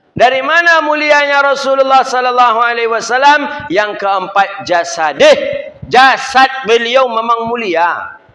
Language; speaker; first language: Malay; non-native, local second language; Minangkabau